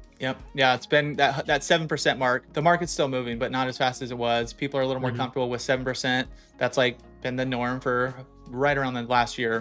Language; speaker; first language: English; native; English